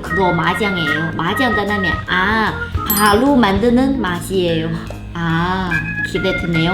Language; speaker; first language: Korean; non-native, learner; Chinese